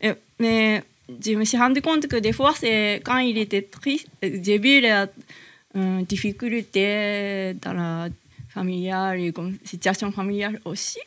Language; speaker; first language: French; non-native, learner; Japanese